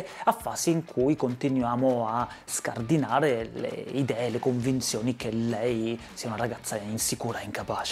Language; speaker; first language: Italian; native; Italian